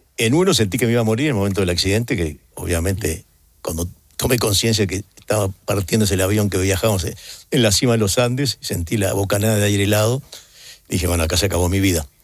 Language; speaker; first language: Spanish; native; Spanish